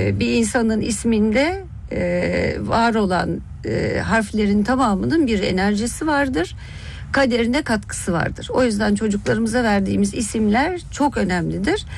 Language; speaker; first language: Turkish; early bilingual, heritage; Turkish